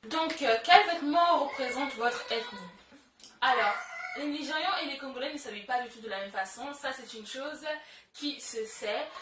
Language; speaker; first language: French; early bilingual, other home language; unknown